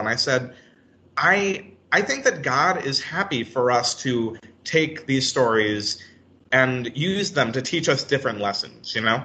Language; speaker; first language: English; native; English